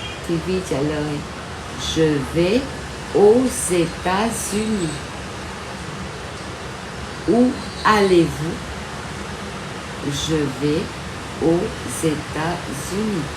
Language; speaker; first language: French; non-native, fluent; Vietnamese